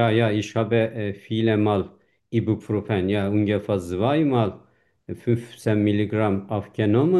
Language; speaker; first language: German; non-native, fluent; Turkish